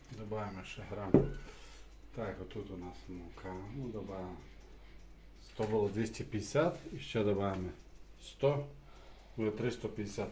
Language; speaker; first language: Ukrainian; native; Ukrainian